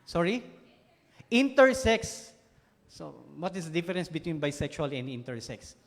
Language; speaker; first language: English; non-native, local second language; Filipino